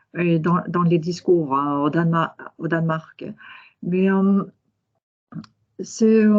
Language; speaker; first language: French; non-native, fluent; Norwegian